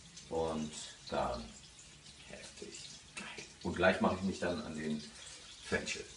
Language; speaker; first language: German; early bilingual, other home language; Italian